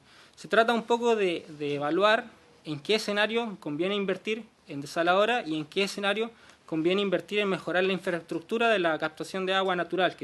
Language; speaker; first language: Spanish; native; Spanish